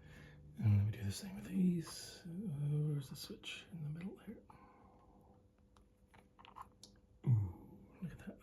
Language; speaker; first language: English; native; English